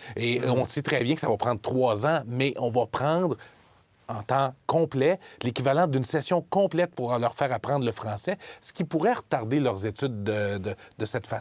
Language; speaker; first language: French; native; French